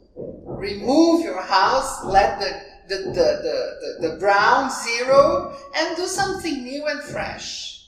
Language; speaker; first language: English; non-native, fluent; Portuguese